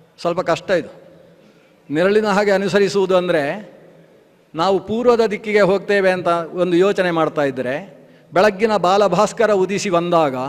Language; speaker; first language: Kannada; non-native, local second language; Tulu